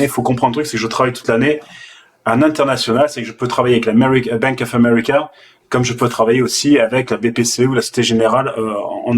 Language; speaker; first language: French; native; French